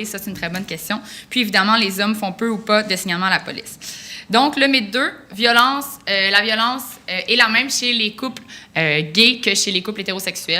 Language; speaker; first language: French; native; French